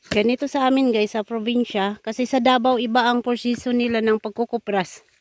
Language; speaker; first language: Filipino; non-native, local second language; Cebuano